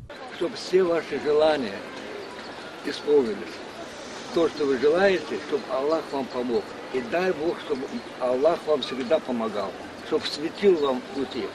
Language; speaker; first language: Russian; non-native, local second language; Azerbaijani